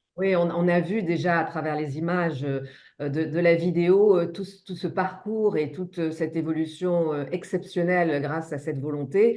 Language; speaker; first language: French; native; French